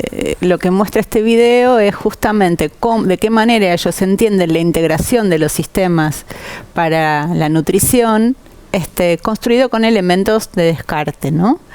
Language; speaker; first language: Spanish; native; Spanish